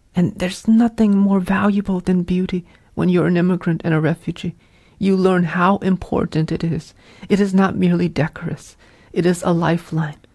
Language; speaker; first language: English; early bilingual, other home language; Vietnamese